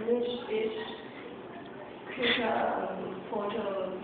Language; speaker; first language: German; non-native, learner; English